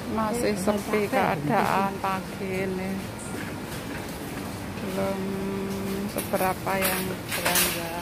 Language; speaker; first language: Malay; non-native, local second language; Javanese